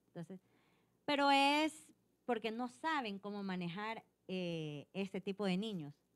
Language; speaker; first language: Spanish; native; Spanish